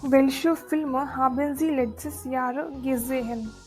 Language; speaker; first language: German; non-native, fluent; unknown